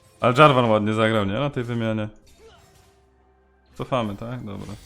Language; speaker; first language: Polish; native; Polish